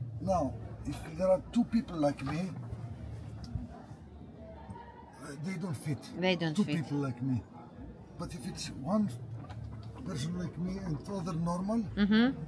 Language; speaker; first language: English; non-native, learner; Greek